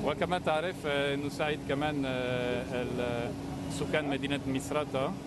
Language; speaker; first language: Arabic; non-native, fluent; French